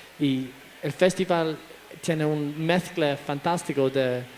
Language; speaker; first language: Spanish; non-native, fluent; English